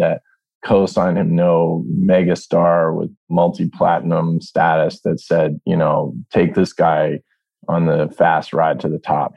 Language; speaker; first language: English; native; English